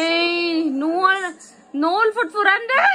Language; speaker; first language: Swedish; non-native, learner; Filipino